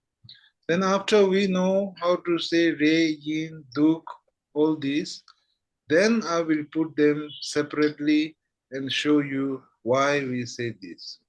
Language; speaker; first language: English; non-native, fluent; Tibetan